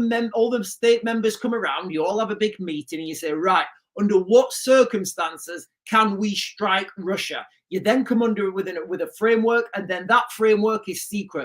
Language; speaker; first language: English; native; English